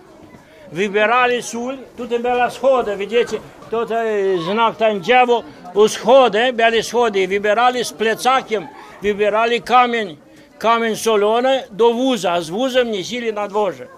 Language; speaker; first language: Polish; early bilingual, heritage; Polish